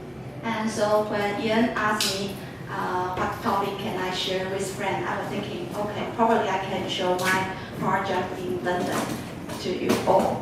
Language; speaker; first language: English; non-native, fluent; Chinese